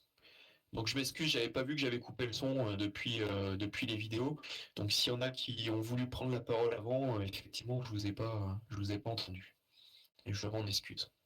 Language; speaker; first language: French; native; French